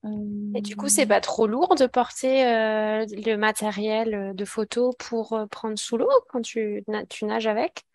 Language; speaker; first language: French; native; French